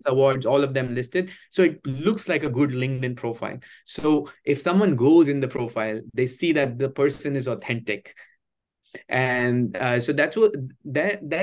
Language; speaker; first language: English; non-native, local second language; Hindi